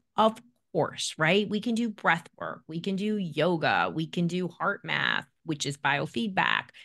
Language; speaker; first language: English; native; English